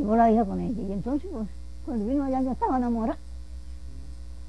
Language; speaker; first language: Spanish; native; Spanish